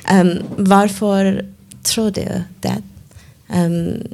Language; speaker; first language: Swedish; non-native, learner; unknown